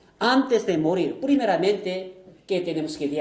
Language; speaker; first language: Spanish; non-native, fluent; Korean